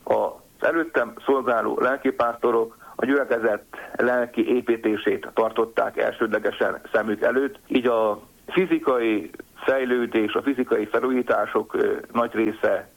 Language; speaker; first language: Hungarian; native; Hungarian